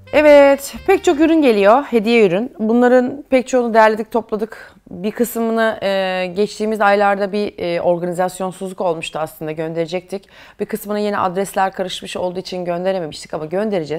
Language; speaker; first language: Turkish; native; Turkish